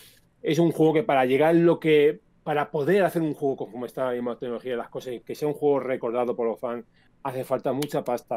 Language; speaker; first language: Spanish; native; Spanish